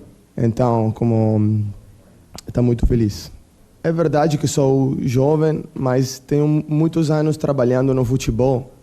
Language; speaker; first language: Portuguese; non-native, fluent; Italian